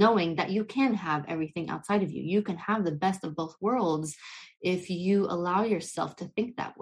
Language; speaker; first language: English; native; English